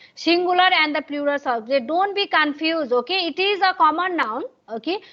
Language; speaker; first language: English; non-native, local second language; Nepali